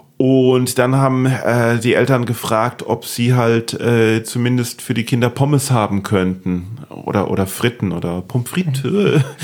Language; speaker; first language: German; native; German